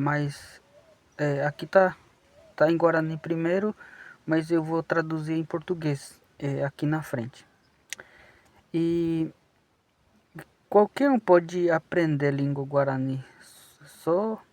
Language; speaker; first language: Portuguese; non-native, local second language; Guarani